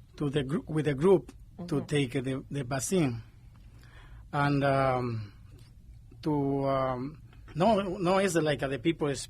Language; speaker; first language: English; non-native, learner; Spanish